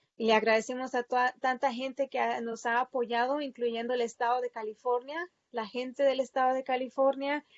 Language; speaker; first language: Spanish; early bilingual, heritage; Spanish